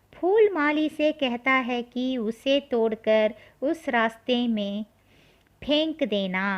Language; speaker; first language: Hindi; non-native, local second language; Tamil